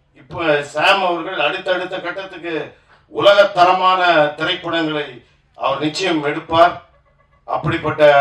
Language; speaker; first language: Tamil; native; Tamil